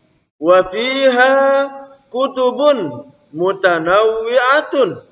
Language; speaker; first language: Arabic; non-native, fluent; Indonesian